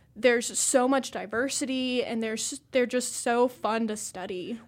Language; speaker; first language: English; native; English